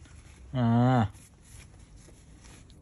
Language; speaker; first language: Japanese; non-native, learner; Vietnamese